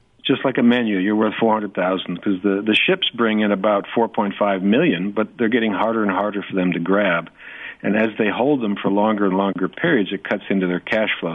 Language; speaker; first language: English; native; English